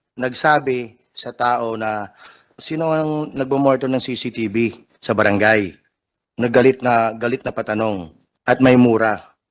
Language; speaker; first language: Filipino; native; Filipino